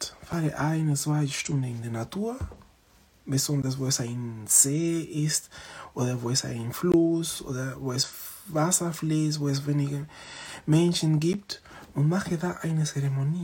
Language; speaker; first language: German; non-native, fluent; Spanish